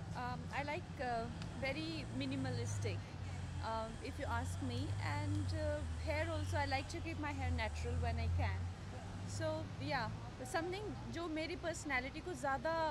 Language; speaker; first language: Hindi; native; Hindi